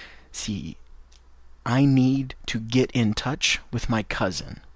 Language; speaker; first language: English; native; English